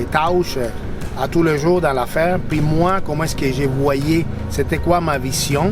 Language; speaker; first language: French; native; French